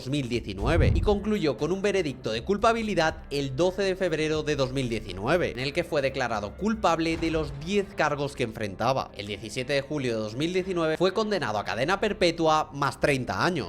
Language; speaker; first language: Spanish; native; Spanish